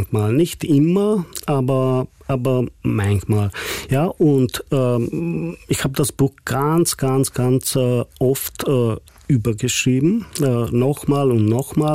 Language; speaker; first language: German; non-native, fluent; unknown